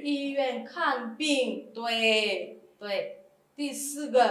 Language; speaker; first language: Chinese; non-native, fluent; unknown